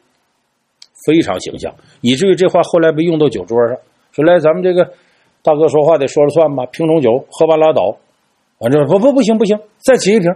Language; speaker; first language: Chinese; native; Chinese